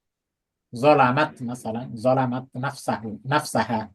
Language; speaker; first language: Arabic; non-native, fluent; Indonesian